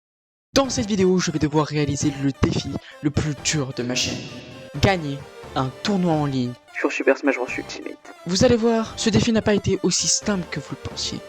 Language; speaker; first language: French; native; French